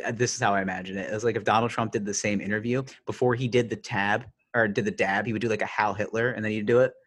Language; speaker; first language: English; native; English